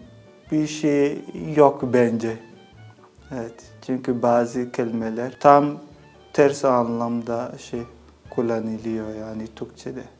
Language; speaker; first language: Turkish; non-native, fluent; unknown